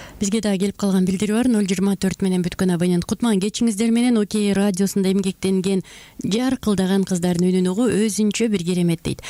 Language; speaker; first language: Kyrgyz; native; Kyrgyz